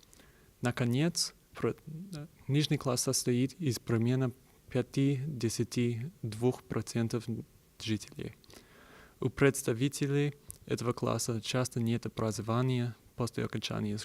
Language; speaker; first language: Russian; non-native, learner; English